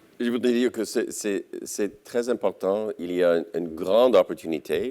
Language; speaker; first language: French; non-native, local second language; English